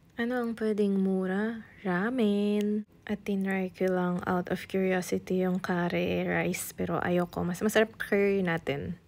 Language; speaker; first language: Filipino; non-native, local second language; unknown